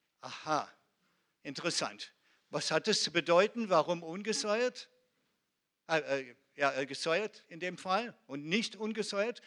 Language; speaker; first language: German; non-native, fluent; Hebrew